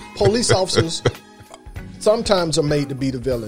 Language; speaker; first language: English; native; English